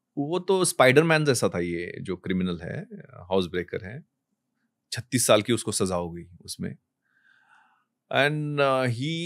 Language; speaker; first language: Hindi; non-native, local second language; Marathi